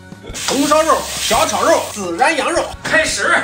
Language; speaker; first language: Chinese; native; Chinese